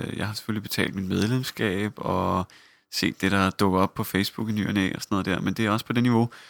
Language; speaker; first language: Danish; native; Danish